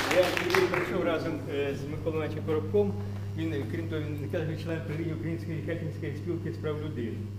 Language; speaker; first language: Ukrainian; native; Ukrainian